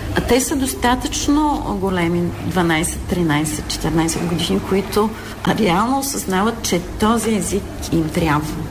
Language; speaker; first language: Bulgarian; non-native, local second language; Turkish